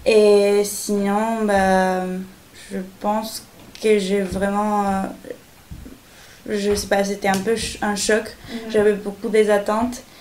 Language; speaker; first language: French; non-native, fluent; Spanish